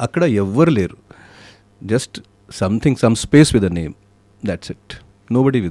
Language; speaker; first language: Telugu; non-native, fluent; Hindi